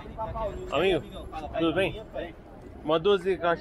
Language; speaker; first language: Portuguese; non-native, learner; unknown